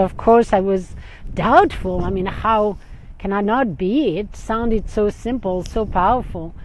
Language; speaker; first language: English; non-native, fluent; French